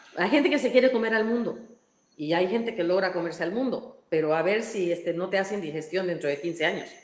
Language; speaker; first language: Spanish; non-native, fluent; English